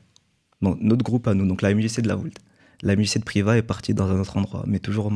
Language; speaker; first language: French; native; French